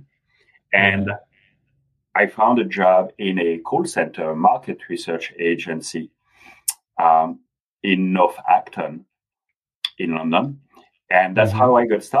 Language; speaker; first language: English; non-native, fluent; French